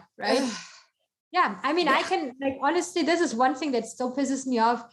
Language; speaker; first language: English; non-native, fluent; German